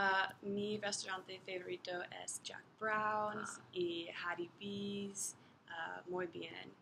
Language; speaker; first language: Spanish; non-native, learner; English